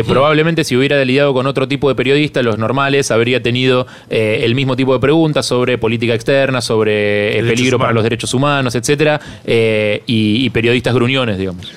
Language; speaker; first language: Spanish; native; Spanish